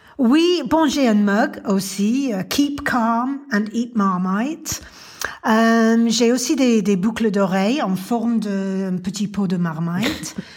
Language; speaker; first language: French; non-native, fluent; English